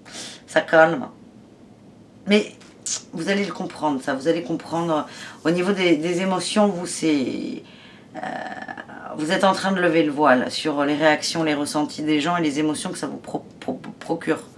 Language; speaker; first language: French; native; French